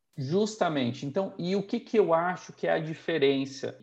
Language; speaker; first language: Portuguese; native; Portuguese